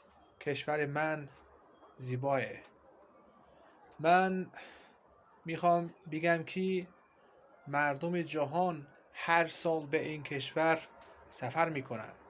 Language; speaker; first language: Persian; non-native, learner; Azerbaijani